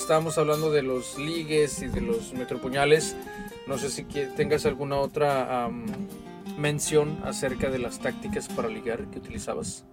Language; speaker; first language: Spanish; native; Spanish